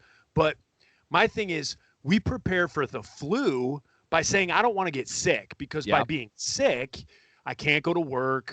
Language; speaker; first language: English; native; English